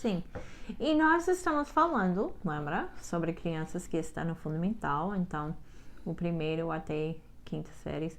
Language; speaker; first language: Portuguese; non-native, learner; English